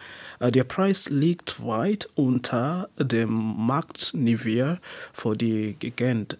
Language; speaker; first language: German; non-native, learner; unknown